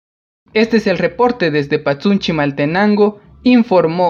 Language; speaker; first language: Spanish; non-native, local second language; Kaqchikel